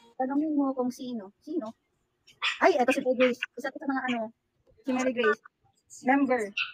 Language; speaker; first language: Filipino; non-native, local second language; Cebuano